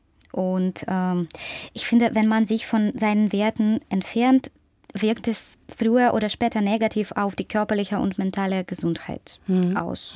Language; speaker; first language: German; non-native, fluent; Ukrainian